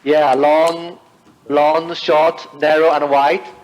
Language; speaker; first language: English; non-native, fluent; Chinese